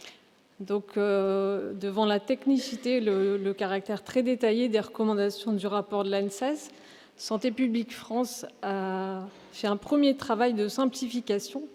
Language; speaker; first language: French; native; French